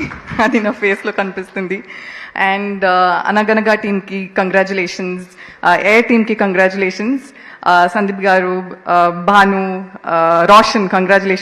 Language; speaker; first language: Telugu; non-native, local second language; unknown